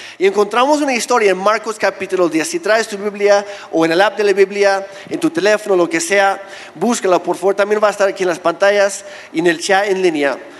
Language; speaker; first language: Spanish; non-native, fluent; English